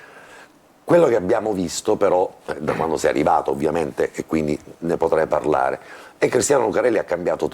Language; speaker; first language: Italian; native; Italian